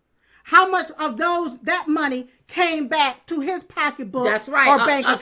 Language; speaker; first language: English; native; English